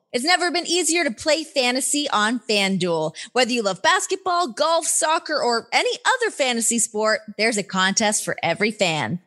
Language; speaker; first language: English; native; English